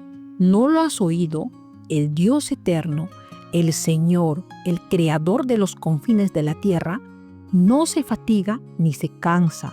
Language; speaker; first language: Spanish; native; Spanish